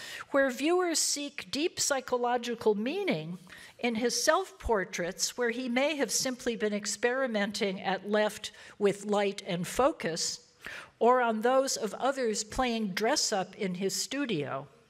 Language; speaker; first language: English; native; English